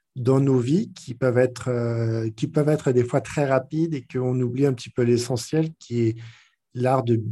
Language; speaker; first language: French; native; French